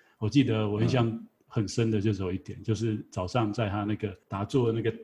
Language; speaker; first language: Chinese; native; Chinese